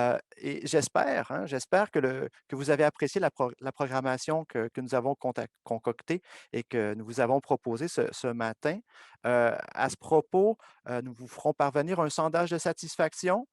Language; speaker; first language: French; native; French